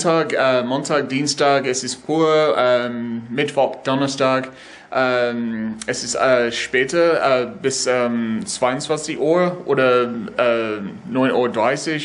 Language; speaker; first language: German; non-native, learner; English